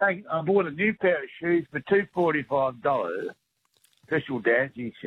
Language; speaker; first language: English; native; English